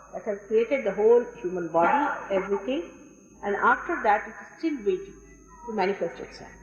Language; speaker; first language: English; non-native, local second language; Marathi